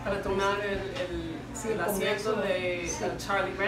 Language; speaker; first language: Spanish; non-native, fluent; English